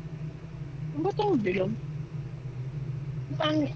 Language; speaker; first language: Filipino; native; Filipino